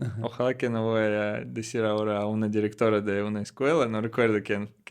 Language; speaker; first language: Spanish; non-native, learner; Russian